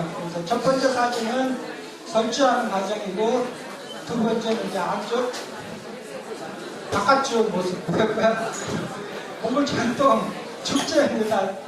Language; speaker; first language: Korean; non-native, fluent; Mongolian